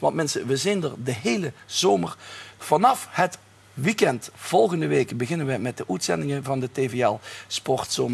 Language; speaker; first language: Dutch; native; Dutch